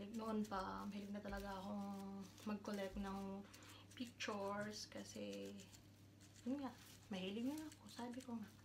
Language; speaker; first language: Filipino; non-native, local second language; Hiligaynon